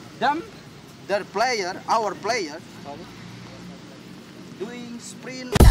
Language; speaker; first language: English; non-native, learner; Indonesian